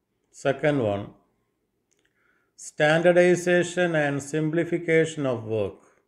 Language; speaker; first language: English; non-native, local second language; Malayalam